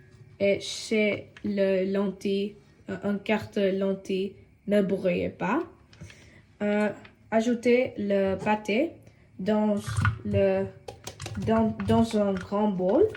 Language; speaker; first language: French; non-native, learner; Tamil